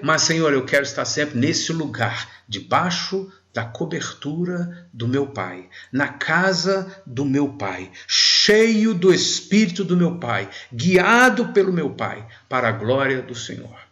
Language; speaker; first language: Portuguese; native; Portuguese